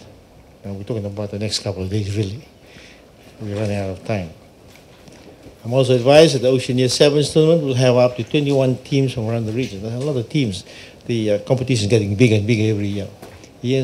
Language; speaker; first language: English; non-native, local second language; Fijian